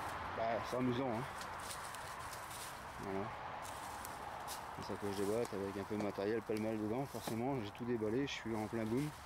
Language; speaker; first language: French; native; French